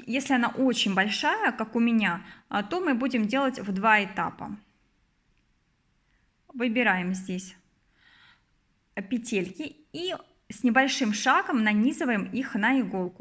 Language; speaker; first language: Russian; native; Russian